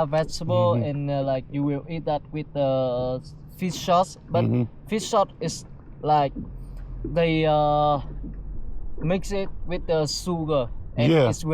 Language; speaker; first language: English; non-native, learner; Vietnamese